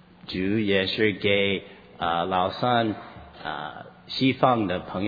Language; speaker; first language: Chinese; non-native, fluent; English